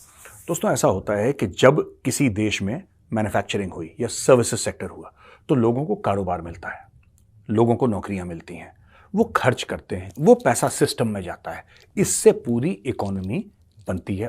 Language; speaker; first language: Hindi; native; Hindi